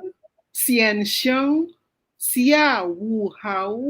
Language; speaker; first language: Chinese; non-native, learner; Filipino